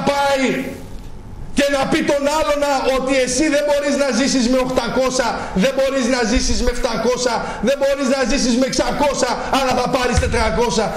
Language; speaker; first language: Greek; native; Greek